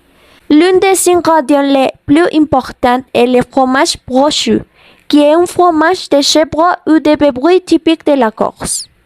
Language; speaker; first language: French; non-native, learner; Spanish